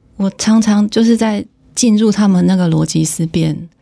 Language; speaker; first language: Chinese; native; Chinese